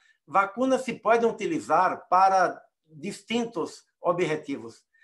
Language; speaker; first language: Portuguese; native; Portuguese